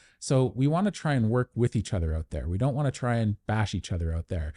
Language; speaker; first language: English; native; English